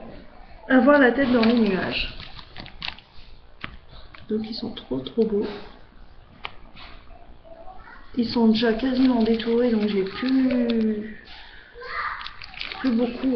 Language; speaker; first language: French; native; French